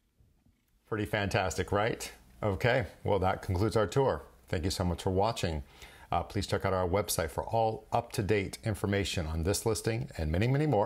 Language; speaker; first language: English; native; English